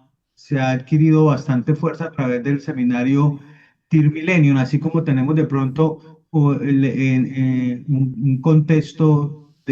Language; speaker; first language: Spanish; native; Spanish